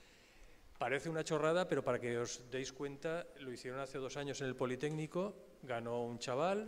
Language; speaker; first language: Spanish; native; Spanish